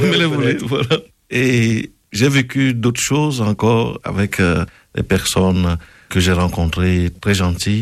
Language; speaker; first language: French; non-native, local second language; Ewe